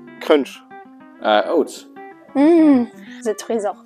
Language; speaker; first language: English; non-native, learner; French